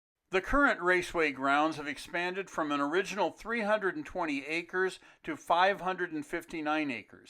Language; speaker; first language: English; native; English